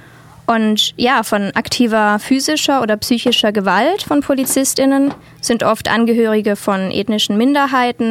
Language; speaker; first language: German; native; German